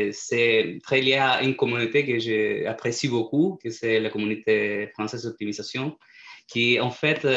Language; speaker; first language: French; non-native, fluent; Spanish